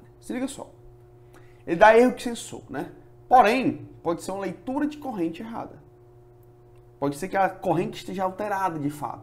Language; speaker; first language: Portuguese; native; Portuguese